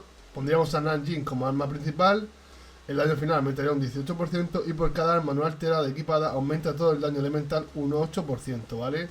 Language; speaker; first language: Spanish; native; Spanish